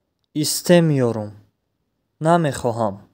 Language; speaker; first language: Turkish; non-native, fluent; Tajik